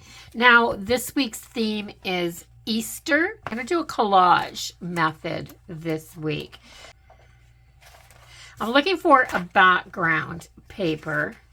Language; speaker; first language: English; native; English